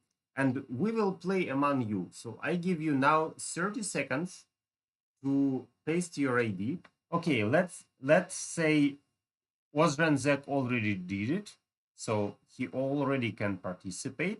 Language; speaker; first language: English; non-native, fluent; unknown